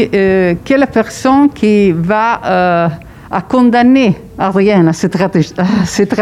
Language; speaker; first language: French; non-native, fluent; Italian